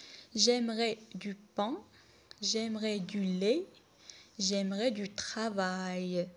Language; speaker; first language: French; non-native, local second language; Arabic